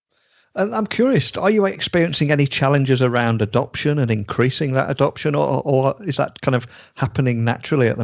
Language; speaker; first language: English; native; English